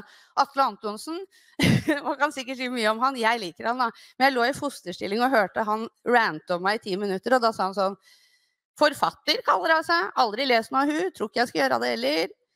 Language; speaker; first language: Norwegian; native; Norwegian